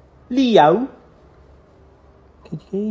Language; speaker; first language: Portuguese; non-native, learner; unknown